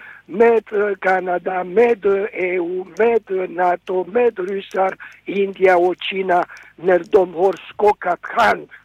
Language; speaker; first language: Swedish; non-native, fluent; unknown